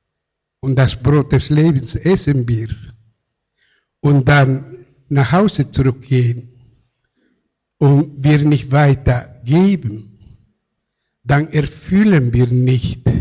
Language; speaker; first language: German; non-native, fluent; Spanish